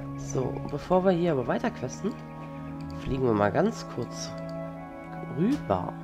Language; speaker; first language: German; native; German